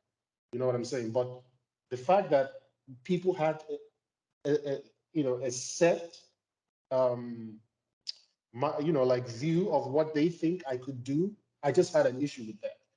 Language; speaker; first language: English; non-native, local second language; Igbo